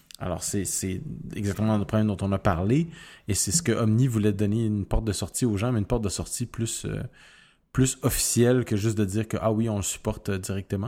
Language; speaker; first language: French; native; French